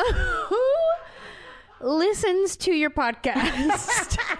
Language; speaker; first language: English; native; English